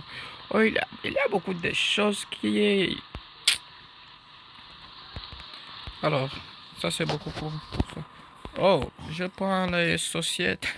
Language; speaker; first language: French; non-native, learner; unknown